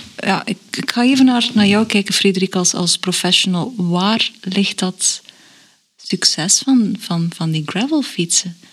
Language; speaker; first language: Dutch; native; Dutch